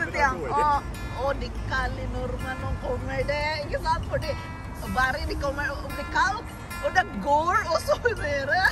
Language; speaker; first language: Norwegian; non-native, learner; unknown